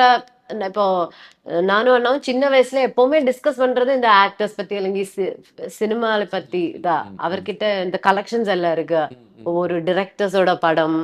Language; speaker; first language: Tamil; non-native, learner; Malayalam